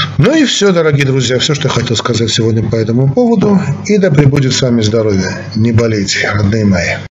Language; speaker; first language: Russian; non-native, local second language; Armenian